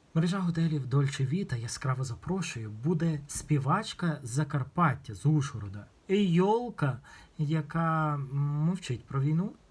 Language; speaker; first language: Ukrainian; non-native, local second language; Russian